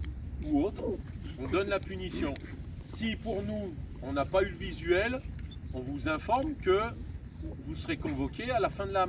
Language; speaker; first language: French; native; French